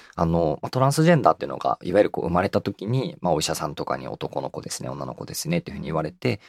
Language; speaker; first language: Japanese; native; Japanese